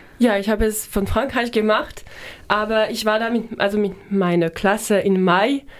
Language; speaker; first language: German; non-native, fluent; French